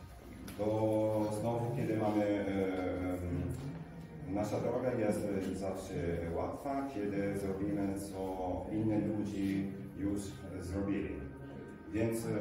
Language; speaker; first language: Polish; non-native, learner; Italian